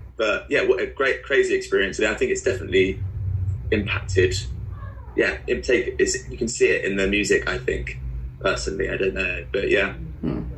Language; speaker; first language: English; native; English